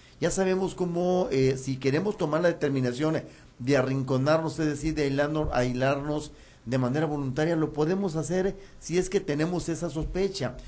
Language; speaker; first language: Spanish; native; Spanish